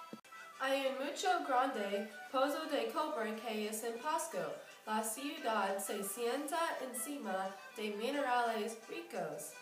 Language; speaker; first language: Spanish; non-native, learner; English